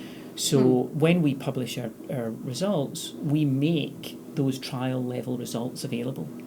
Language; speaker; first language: English; native; English